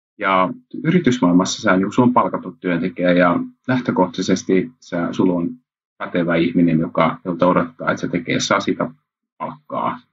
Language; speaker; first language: Finnish; early bilingual, heritage; Finnish